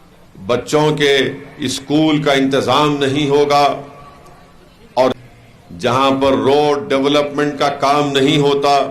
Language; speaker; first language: Urdu; native; Urdu